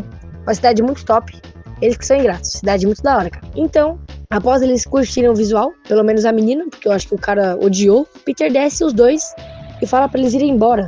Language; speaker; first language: Portuguese; native; Portuguese